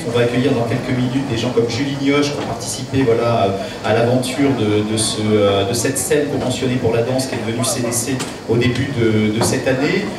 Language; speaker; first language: French; native; French